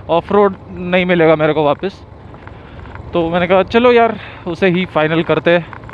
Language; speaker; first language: Hindi; non-native, local second language; Marathi